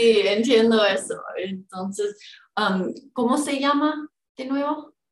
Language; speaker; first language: Spanish; non-native, fluent; English